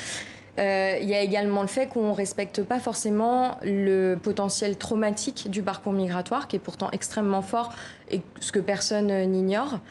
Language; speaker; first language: French; native; French